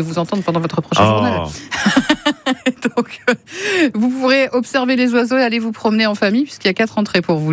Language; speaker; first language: French; native; French